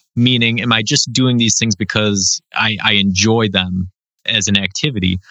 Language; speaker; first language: English; native; English